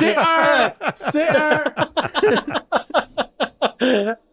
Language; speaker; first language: French; non-native, learner; English